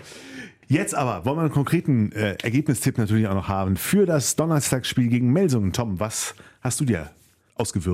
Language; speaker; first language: German; native; German